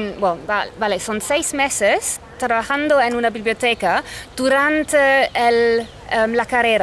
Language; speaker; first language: Spanish; non-native, fluent; German